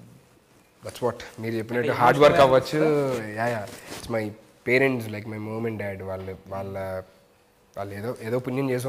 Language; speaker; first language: Telugu; native; Telugu